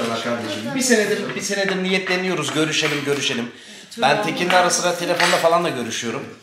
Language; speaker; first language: Turkish; native; Turkish